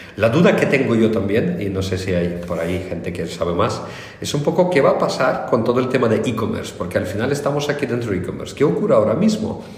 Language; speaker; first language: Spanish; non-native, fluent; Russian